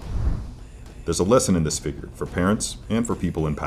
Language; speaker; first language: English; native; English